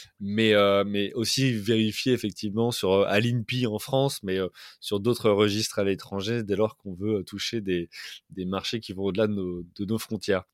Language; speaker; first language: French; native; French